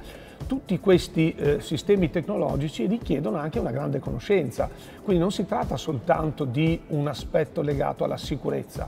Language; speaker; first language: Italian; native; Italian